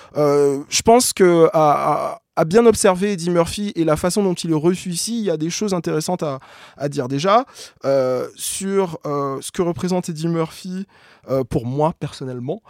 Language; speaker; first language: French; native; French